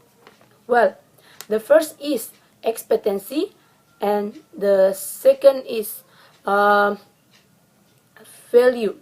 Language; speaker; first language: English; non-native, learner; Indonesian